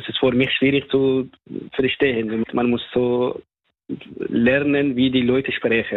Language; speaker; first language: German; non-native, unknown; Persian